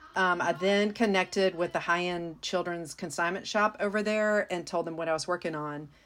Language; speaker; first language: English; native; English